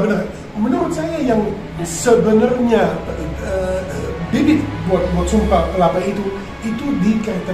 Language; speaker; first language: Indonesian; non-native, fluent; Dutch